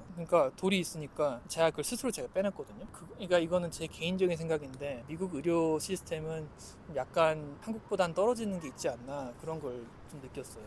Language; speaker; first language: Korean; native; Korean